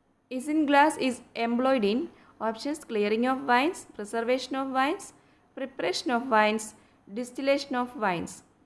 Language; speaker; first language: English; non-native, local second language; Malayalam